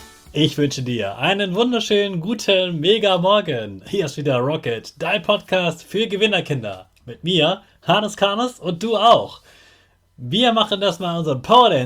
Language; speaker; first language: German; native; German